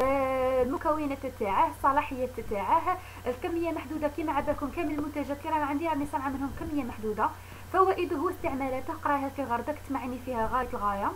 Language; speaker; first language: Arabic; native; Arabic